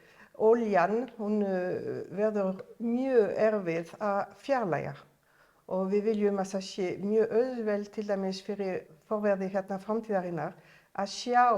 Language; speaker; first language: Icelandic; non-native, fluent; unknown